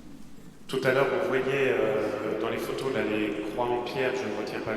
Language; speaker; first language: French; native; French